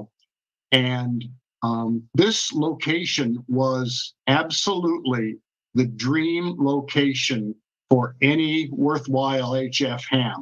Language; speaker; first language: English; native; English